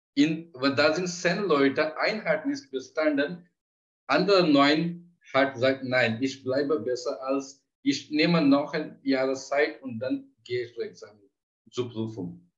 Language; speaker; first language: German; non-native, learner; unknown